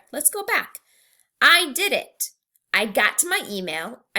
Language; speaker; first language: English; native; English